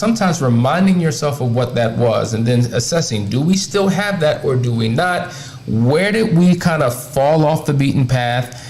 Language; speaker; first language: English; native; English